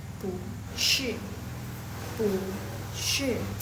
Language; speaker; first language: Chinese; non-native, fluent; Indonesian